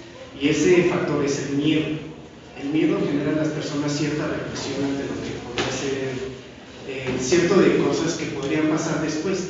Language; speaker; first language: Spanish; native; Spanish